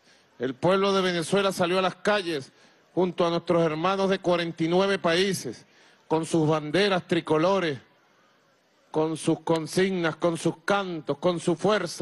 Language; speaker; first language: Spanish; native; Spanish